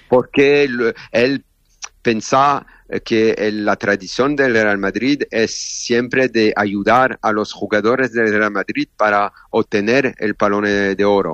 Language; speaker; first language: Spanish; non-native, learner; French